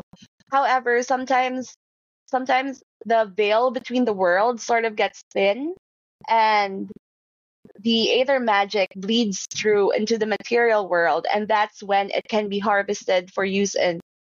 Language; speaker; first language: English; non-native, local second language; Hiligaynon